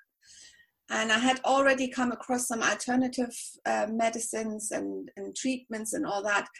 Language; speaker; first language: English; non-native, fluent; German